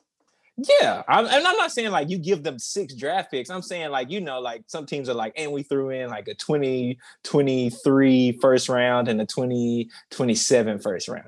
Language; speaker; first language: English; native; English